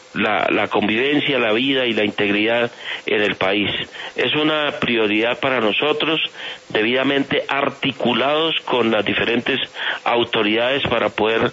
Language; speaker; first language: Spanish; native; Spanish